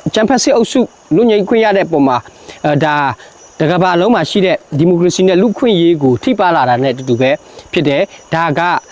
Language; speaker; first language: Burmese; non-native, local second language; S'gaw Karen